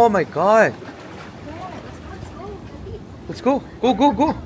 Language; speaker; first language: English; non-native, learner; Korean